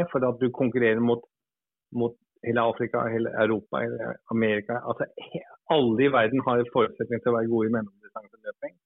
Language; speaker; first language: Norwegian; early bilingual, other home language; English